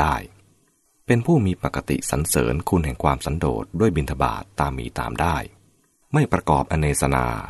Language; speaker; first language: Thai; native; Thai